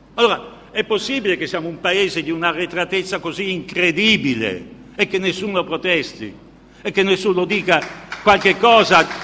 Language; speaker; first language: Italian; native; Italian